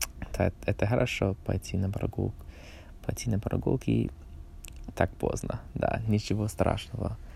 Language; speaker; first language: Russian; non-native, learner; English